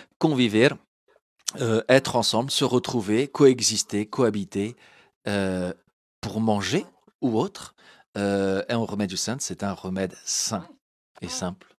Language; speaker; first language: French; native; French